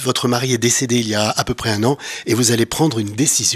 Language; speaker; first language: French; native; French